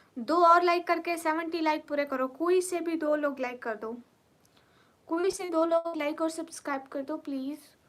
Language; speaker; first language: Urdu; non-native, local second language; Punjabi